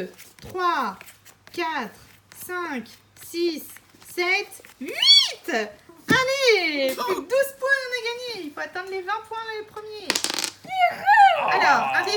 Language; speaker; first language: French; native; French